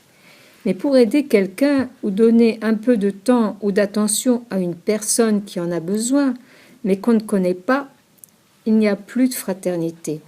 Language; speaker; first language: French; non-native, learner; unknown